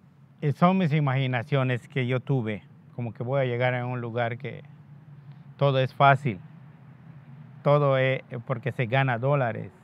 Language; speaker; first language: Spanish; non-native, local second language; Yucateco